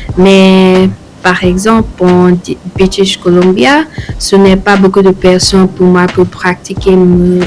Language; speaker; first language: French; non-native, learner; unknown